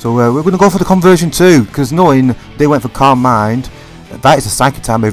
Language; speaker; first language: English; native; English